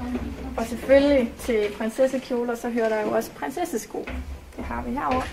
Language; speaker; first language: Danish; native; Danish